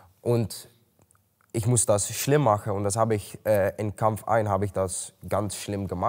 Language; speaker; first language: German; non-native, learner; Dutch